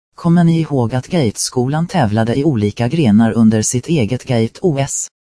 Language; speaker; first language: Swedish; native; Swedish